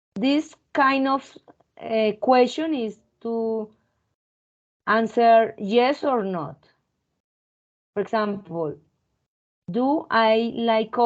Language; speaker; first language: English; non-native, fluent; Spanish